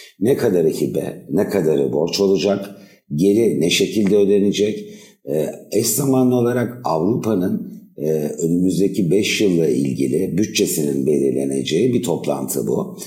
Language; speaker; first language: Turkish; native; Turkish